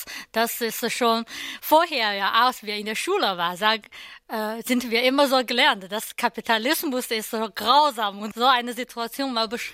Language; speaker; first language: German; non-native, learner; Chinese